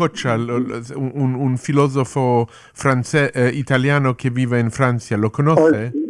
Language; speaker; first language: Spanish; non-native, learner; English